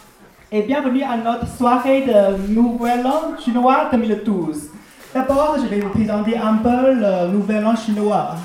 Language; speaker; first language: French; non-native, learner; Chinese